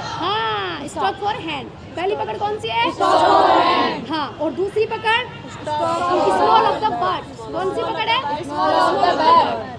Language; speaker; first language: Hindi; native; Hindi